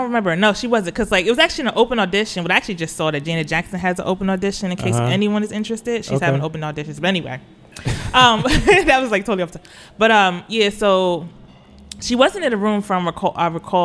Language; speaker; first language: English; native; English